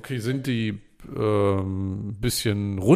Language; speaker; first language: German; native; German